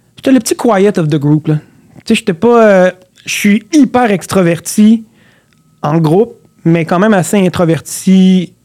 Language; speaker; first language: French; early bilingual, other home language; Arabic